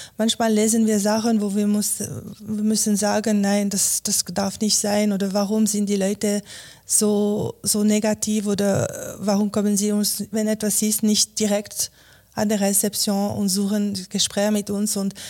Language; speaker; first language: German; non-native, local second language; French